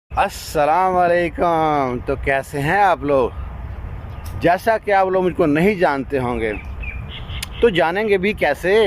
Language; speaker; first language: Urdu; non-native, local second language; Punjabi